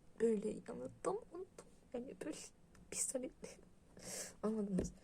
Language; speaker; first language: Turkish; non-native, learner; Russian